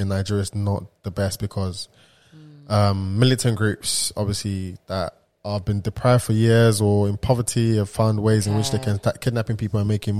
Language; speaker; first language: English; non-native, local second language; Yoruba